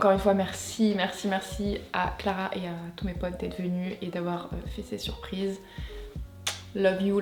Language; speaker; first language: French; native; French